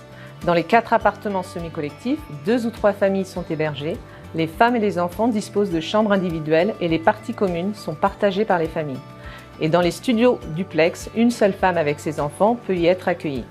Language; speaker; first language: French; native; French